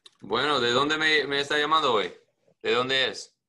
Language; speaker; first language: Spanish; non-native, learner; English